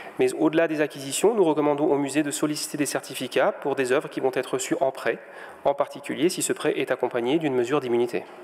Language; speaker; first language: French; native; French